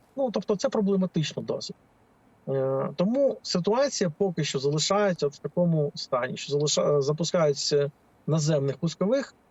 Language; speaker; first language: Ukrainian; native; Ukrainian